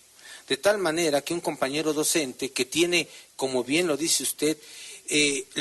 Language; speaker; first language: Spanish; native; Spanish